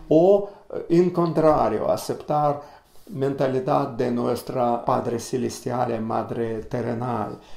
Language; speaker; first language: Spanish; non-native, learner; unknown